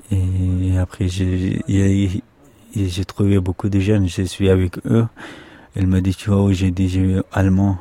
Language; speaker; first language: French; non-native, learner; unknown